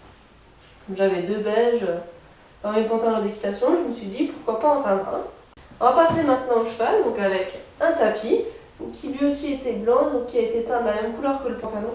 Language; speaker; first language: French; native; French